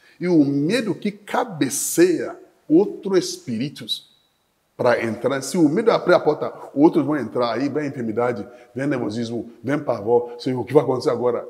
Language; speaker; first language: Portuguese; non-native, fluent; Yoruba